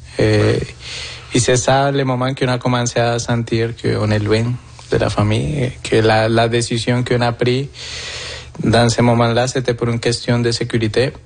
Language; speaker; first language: French; non-native, fluent; Spanish